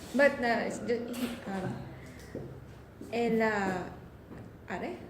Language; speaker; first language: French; non-native, learner; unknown